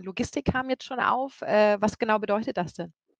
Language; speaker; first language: German; native; German